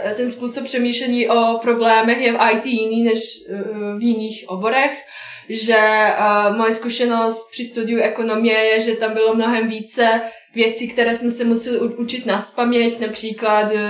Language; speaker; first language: Czech; non-native, fluent; Bosnian